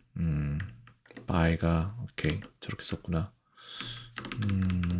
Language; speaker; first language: Korean; native; Korean